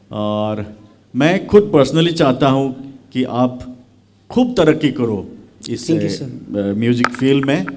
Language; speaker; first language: Hindi; non-native, local second language; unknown